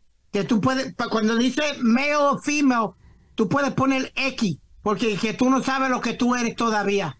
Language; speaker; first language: Spanish; native; Spanish